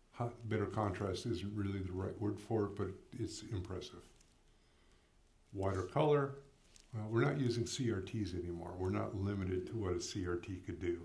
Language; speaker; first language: English; native; English